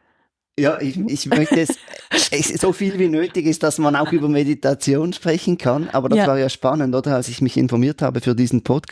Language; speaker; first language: German; native; German